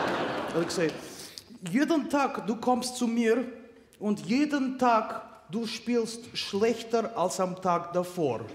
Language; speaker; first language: German; non-native, fluent; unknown